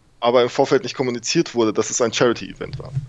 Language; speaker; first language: German; native; German